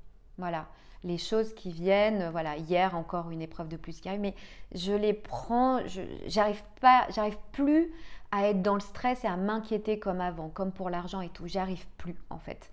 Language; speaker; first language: French; native; French